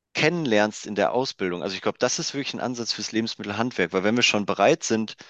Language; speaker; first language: German; native; German